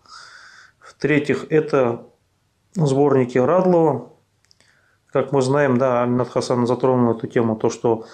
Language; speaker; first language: Russian; native; Russian